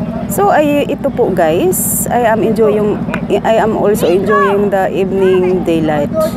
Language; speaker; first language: English; non-native, local second language; Kinaray-a